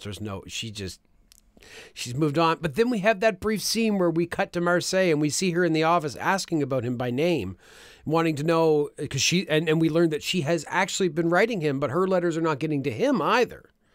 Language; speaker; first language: English; native; English